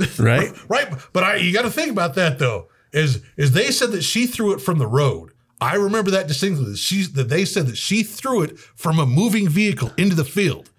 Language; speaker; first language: English; native; English